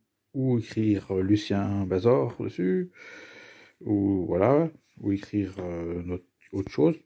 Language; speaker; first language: French; native; French